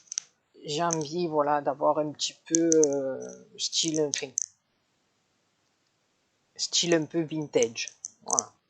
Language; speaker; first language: French; native; French